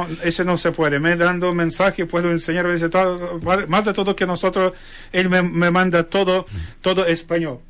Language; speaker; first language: Spanish; non-native, learner; Ukrainian